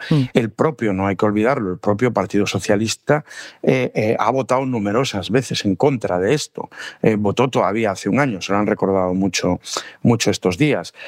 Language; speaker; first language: Spanish; native; Spanish